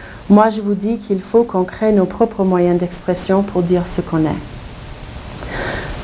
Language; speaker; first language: French; non-native, fluent; English